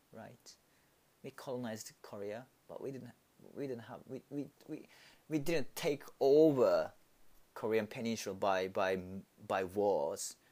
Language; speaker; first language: English; non-native, learner; Japanese